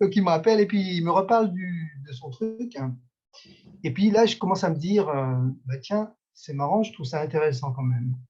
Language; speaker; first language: French; native; French